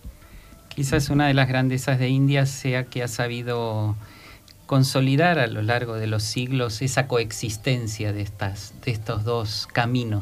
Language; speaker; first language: Spanish; native; Spanish